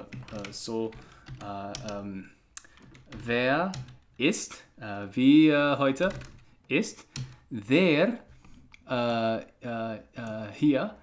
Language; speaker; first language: German; non-native, learner; English